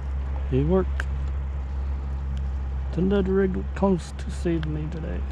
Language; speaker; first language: English; native; English